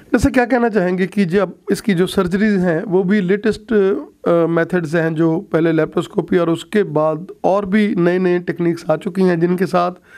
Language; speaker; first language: Hindi; non-native, local second language; Punjabi